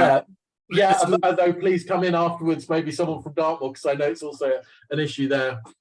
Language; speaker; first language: English; native; English